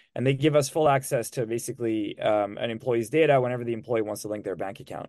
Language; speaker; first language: English; non-native, fluent; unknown